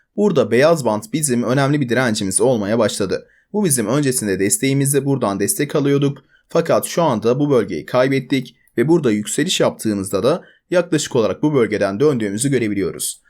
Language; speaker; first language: Turkish; native; Turkish